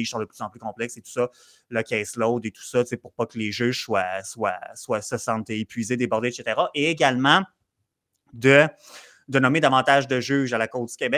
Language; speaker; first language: French; native; French